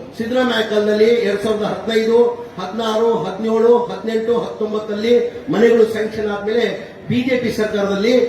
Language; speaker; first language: Kannada; non-native, local second language; Urdu